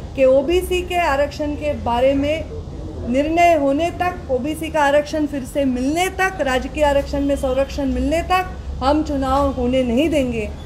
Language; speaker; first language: Hindi; non-native, local second language; Marathi